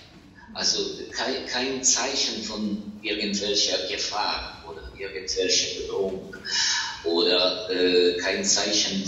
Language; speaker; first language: German; non-native, fluent; Ukrainian